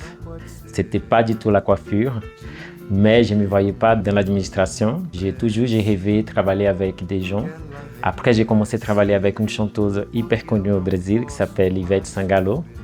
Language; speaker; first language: French; non-native, fluent; Portuguese